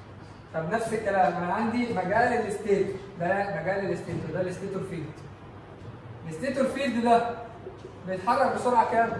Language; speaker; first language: Arabic; native; Arabic